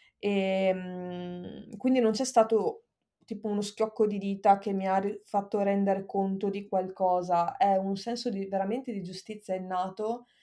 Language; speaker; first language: Italian; native; Italian